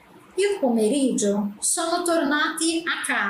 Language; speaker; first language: Italian; non-native, fluent; Portuguese